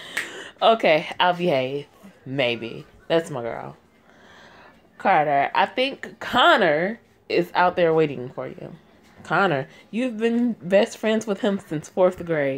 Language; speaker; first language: English; native; English